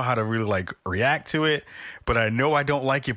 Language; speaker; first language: English; native; English